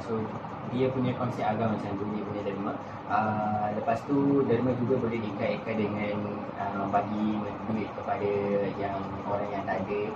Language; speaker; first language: Malay; non-native, local second language; Tamil